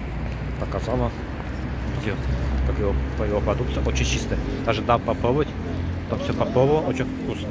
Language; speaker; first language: Russian; non-native, learner; Azerbaijani